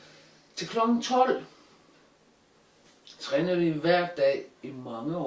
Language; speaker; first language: Danish; non-native, local second language; Kalaallisut